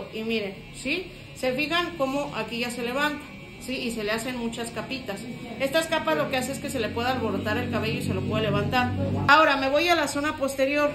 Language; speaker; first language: Spanish; native; Spanish